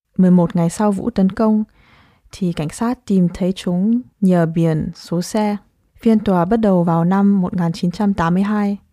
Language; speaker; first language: Vietnamese; early bilingual, heritage; Vietnamese